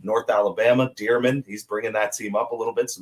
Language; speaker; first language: English; native; English